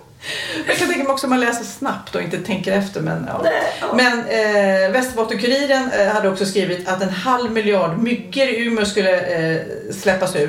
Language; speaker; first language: Swedish; native; Swedish